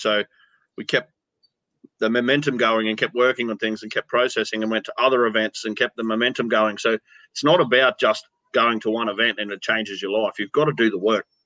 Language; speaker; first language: English; native; English